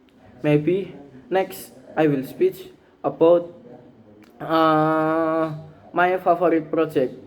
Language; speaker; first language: English; non-native, learner; Indonesian